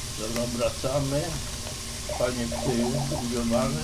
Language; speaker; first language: Polish; native; Polish